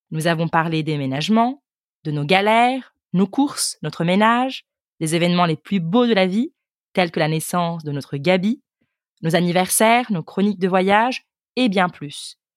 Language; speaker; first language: French; native; French